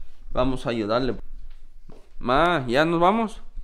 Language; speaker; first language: Spanish; early bilingual, heritage; Spanish